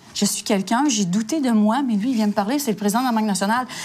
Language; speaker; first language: French; native; French